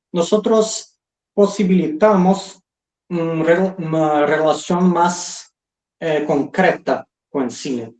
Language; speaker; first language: Spanish; non-native, fluent; Portuguese